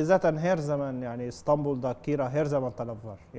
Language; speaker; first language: Turkish; non-native, learner; Arabic